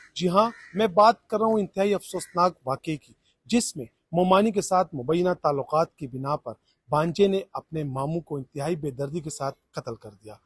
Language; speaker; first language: Urdu; non-native, local second language; Pashto